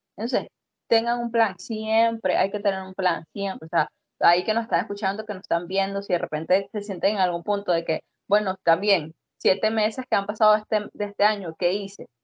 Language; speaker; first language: Spanish; native; Spanish